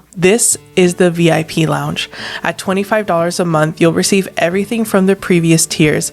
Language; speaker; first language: English; native; English